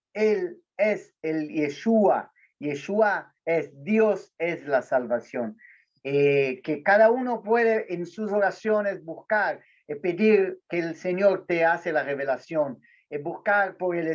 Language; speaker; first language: Spanish; non-native, learner; Portuguese